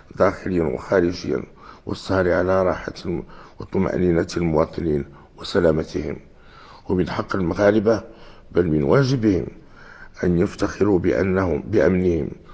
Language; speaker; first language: Arabic; native; Arabic